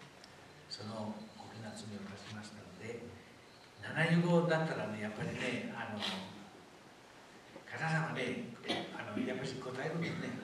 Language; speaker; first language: Japanese; non-native, fluent; Spanish